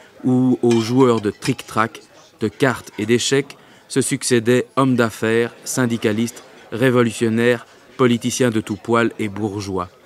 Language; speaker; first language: French; native; French